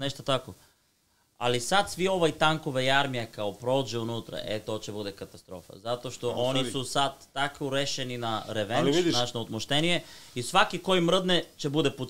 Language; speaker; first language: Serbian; non-native, learner; Bulgarian